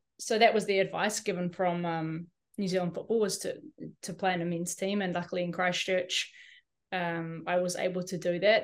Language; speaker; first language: English; native; English